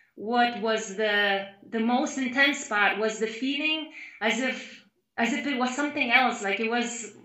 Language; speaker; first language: English; non-native, fluent; Lithuanian